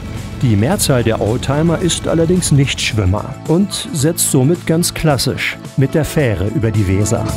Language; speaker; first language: German; native; German